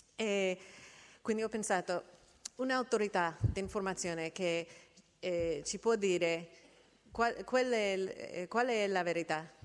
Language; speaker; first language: Italian; non-native, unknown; English